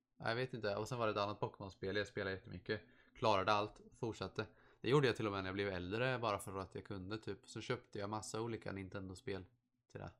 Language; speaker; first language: Swedish; native; Swedish